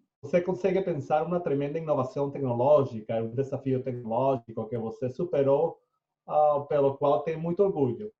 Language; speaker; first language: Portuguese; non-native, fluent; Spanish